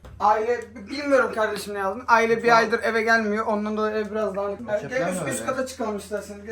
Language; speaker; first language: Turkish; native; Turkish